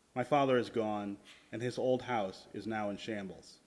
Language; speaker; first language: English; native; English